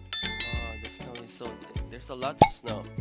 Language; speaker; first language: English; non-native, local second language; Filipino